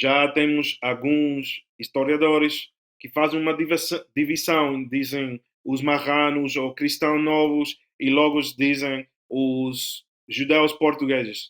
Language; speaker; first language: Portuguese; non-native, fluent; Spanish